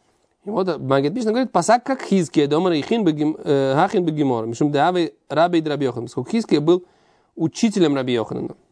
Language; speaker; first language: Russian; native; Russian